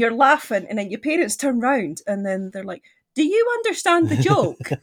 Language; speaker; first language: English; native; English